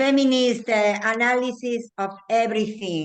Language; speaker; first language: English; non-native, learner; Spanish